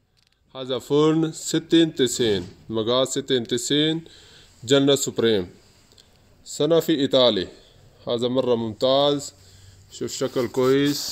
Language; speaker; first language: Arabic; non-native, learner; Urdu